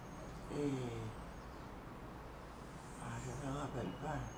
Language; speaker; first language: French; non-native, local second language; Guadeloupean Creole French